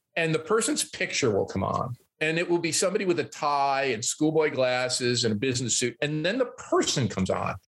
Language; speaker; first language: English; native; English